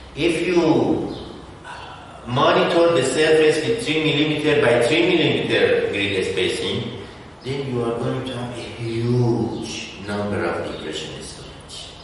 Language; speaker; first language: English; non-native, fluent; Persian